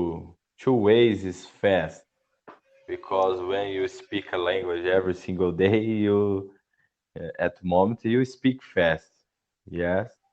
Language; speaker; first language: English; non-native, learner; Portuguese